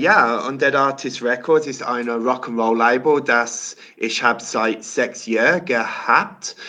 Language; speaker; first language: German; non-native, learner; English